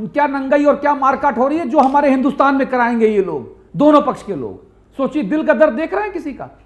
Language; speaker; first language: Hindi; native; Hindi